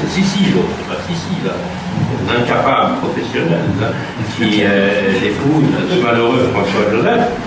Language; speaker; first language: French; native; French